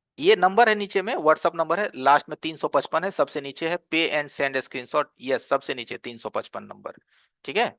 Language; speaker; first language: Hindi; native; Hindi